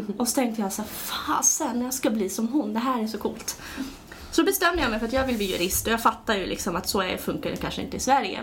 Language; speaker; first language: Swedish; early bilingual, other home language; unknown